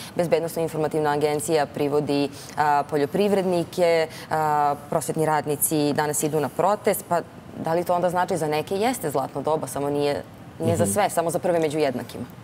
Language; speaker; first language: Bosnian; native; Bosnian